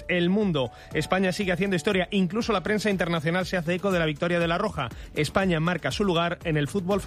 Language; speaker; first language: Spanish; native; Spanish